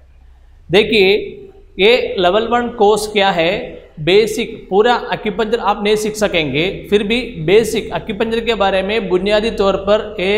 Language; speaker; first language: Hindi; non-native, local second language; Malayalam